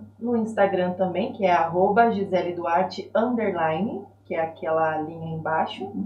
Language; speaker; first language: Portuguese; native; Portuguese